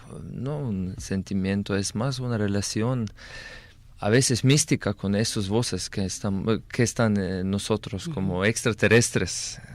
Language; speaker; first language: Spanish; non-native, fluent; Slovenian